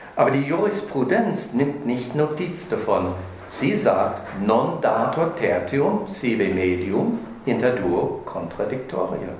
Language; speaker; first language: German; non-native, fluent; English